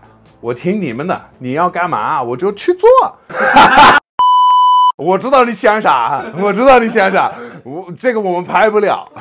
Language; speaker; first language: Chinese; non-native, fluent; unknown